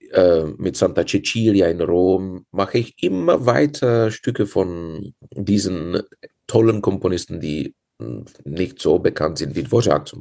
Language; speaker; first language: German; non-native, fluent; Czech